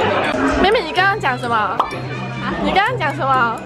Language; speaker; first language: Chinese; non-native, local second language; English